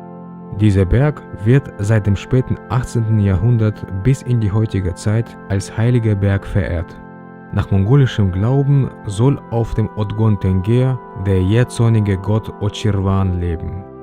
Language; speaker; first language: German; native; German